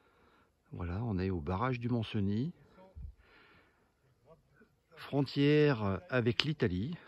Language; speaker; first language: French; native; French